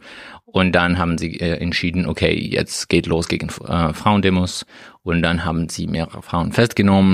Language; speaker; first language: German; non-native, learner; Russian